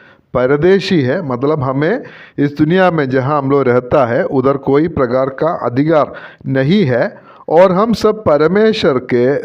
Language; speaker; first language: Hindi; non-native, local second language; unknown